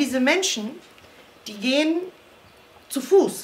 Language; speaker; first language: German; early bilingual, other home language; Croatian